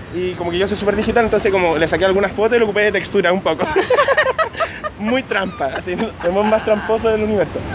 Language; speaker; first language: Spanish; native; Spanish